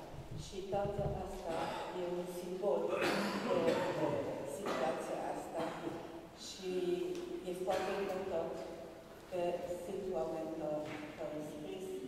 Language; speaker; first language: Romanian; non-native, learner; Hebrew